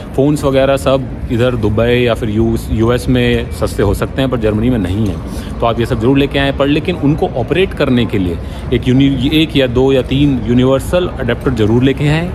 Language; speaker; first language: Hindi; native; Hindi